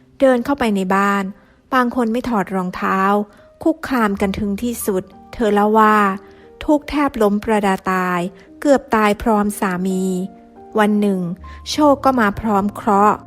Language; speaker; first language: Thai; native; Thai